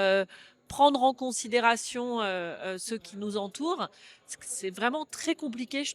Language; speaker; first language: French; native; French